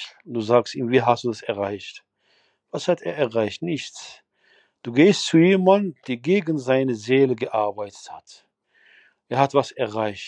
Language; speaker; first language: German; non-native, fluent; Arabic